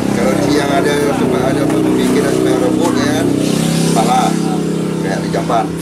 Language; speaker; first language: Indonesian; non-native, local second language; Hakka Chinese